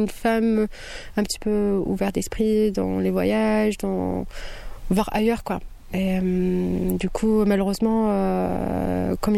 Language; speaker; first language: French; non-native, local second language; Kabyle